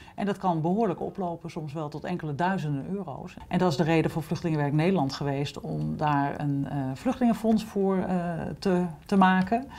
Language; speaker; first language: Dutch; native; Dutch